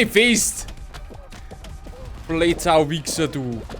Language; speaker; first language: German; native; German